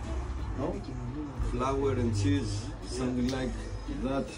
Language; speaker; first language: English; non-native, learner; Greek